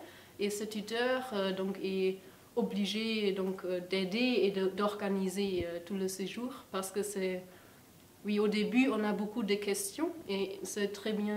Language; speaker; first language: French; non-native, fluent; German